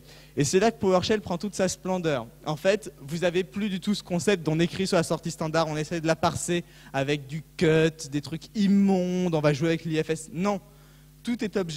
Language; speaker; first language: French; native; French